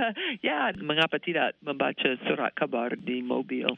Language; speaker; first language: Indonesian; non-native, fluent; English